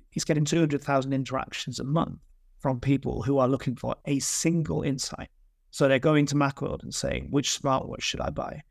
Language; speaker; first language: English; native; English